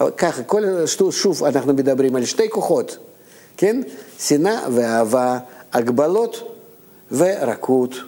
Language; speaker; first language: Hebrew; non-native, fluent; Russian